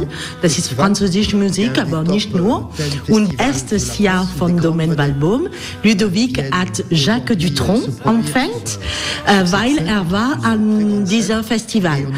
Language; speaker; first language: German; non-native, learner; French